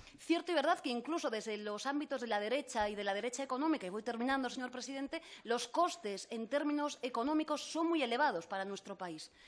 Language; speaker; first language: Spanish; native; Spanish